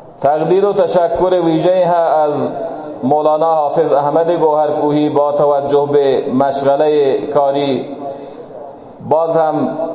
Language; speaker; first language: Persian; non-native, local second language; Baluchi